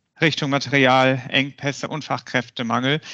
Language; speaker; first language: German; native; German